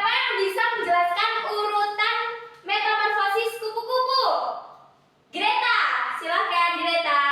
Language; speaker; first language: Indonesian; native; Indonesian